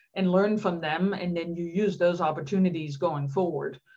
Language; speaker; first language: English; non-native, fluent; Danish